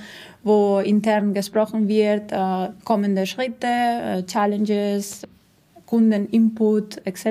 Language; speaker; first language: German; non-native, fluent; Spanish